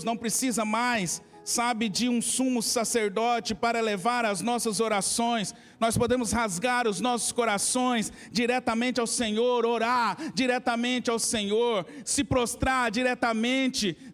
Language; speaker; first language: Portuguese; native; Portuguese